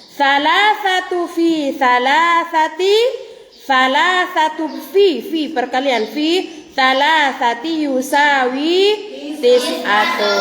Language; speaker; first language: Arabic; non-native, fluent; Indonesian